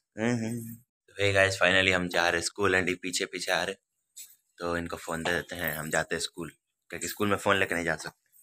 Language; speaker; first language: Hindi; native; Hindi